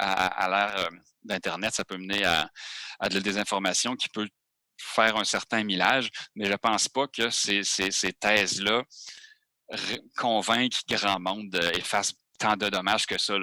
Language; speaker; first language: French; native; French